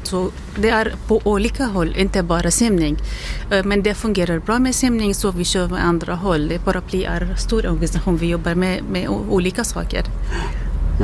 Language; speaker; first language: Swedish; non-native, learner; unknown